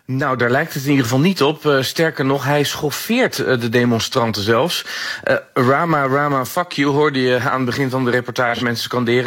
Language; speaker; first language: Dutch; native; Dutch